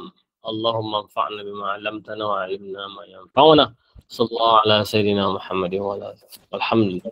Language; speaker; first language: Arabic; non-native, fluent; Malay